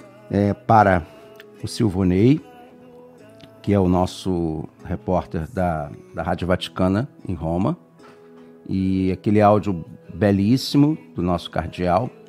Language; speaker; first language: Portuguese; native; Portuguese